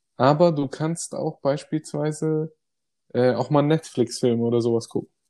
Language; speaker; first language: German; early bilingual, other home language; Greek